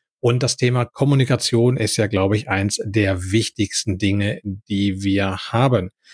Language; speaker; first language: German; native; German